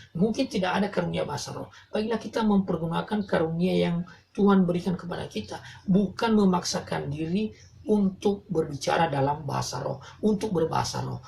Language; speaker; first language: Indonesian; non-native, local second language; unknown